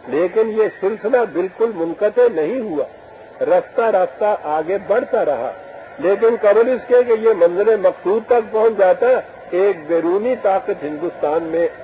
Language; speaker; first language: Urdu; native; Urdu